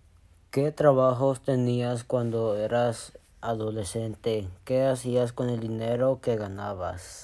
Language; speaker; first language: Spanish; early bilingual, heritage; Spanish